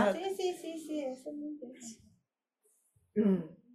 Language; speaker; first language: Spanish; non-native, learner; Japanese